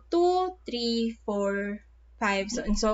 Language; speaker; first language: English; non-native, local second language; Filipino